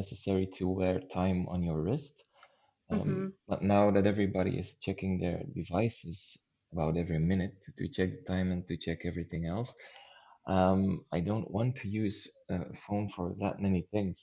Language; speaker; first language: English; non-native, fluent; Dutch